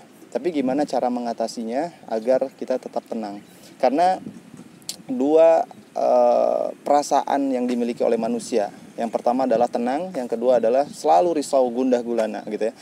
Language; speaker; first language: Indonesian; native; Indonesian